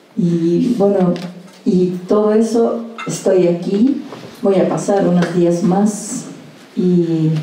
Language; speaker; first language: Spanish; non-native, local second language; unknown